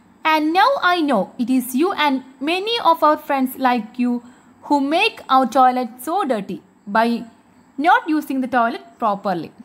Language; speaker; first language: English; non-native, local second language; Malayalam